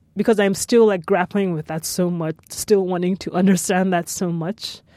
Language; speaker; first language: English; non-native, local second language; Yoruba